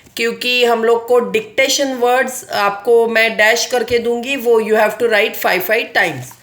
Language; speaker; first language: Hindi; non-native, local second language; Marathi